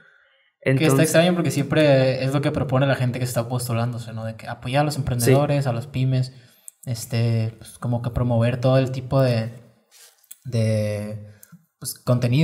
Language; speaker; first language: Spanish; native; Spanish